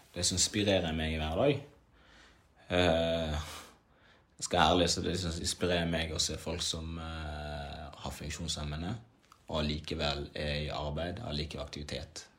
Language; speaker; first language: Norwegian; early bilingual, other home language; Swahili